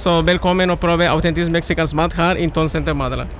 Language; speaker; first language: Norwegian; non-native, learner; Spanish